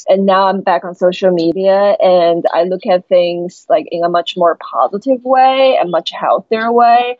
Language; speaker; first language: English; non-native, fluent; Chinese